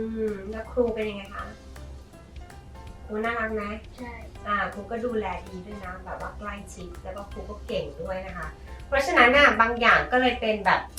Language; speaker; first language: Thai; native; Thai